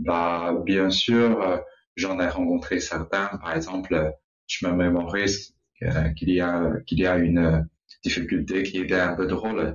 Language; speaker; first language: French; non-native, learner; Chinese